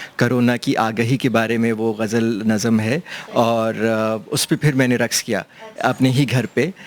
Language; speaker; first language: Urdu; non-native, local second language; Pashto